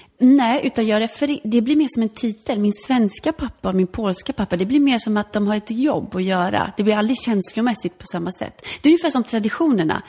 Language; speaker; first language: Swedish; early bilingual, other home language; Polish